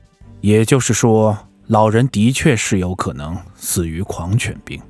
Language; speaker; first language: Chinese; native; Chinese